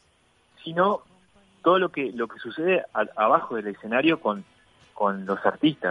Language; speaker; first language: Spanish; native; Spanish